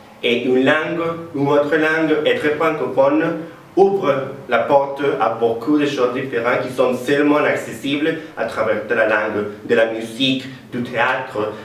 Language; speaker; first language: French; non-native, learner; Spanish